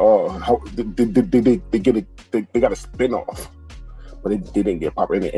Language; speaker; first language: English; native; English